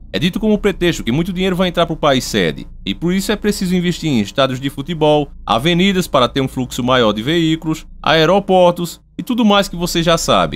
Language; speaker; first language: Portuguese; native; Portuguese